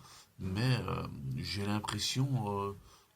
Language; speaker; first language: French; native; French